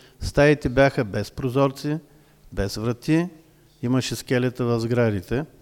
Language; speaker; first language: Bulgarian; native; Bulgarian